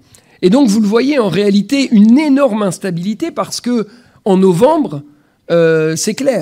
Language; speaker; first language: French; native; French